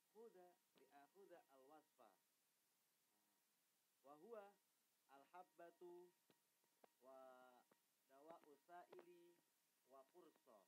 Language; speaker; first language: Arabic; non-native, learner; Indonesian